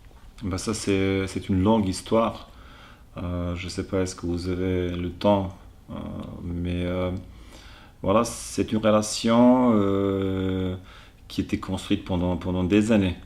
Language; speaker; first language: French; non-native, fluent; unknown